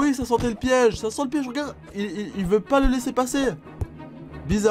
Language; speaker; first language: French; native; French